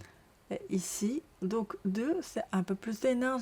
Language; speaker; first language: French; non-native, learner; Japanese